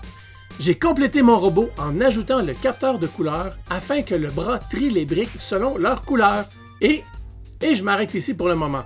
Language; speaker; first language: French; native; French